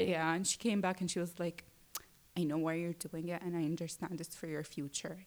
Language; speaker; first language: English; early bilingual, other home language; Arabic